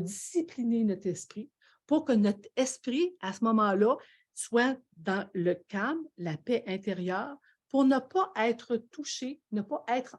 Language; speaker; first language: French; native; French